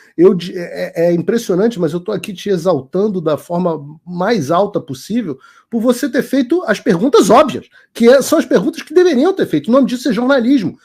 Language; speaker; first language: Portuguese; native; Portuguese